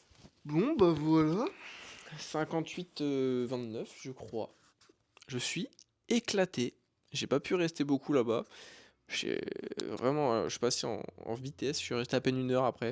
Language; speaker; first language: French; native; French